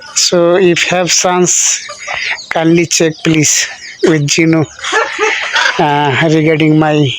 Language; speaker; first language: English; non-native, local second language; Bangla